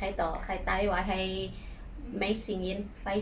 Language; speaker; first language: Cantonese; non-native, learner; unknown